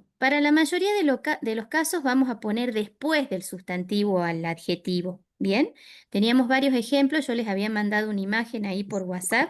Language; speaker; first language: Spanish; native; Spanish